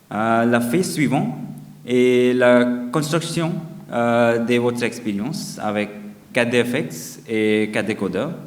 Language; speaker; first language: French; non-native, fluent; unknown